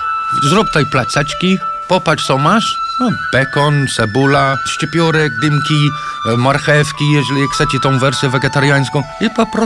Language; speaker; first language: Polish; non-native, learner; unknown